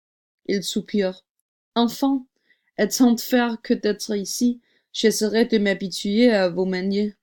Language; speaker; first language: French; non-native, learner; English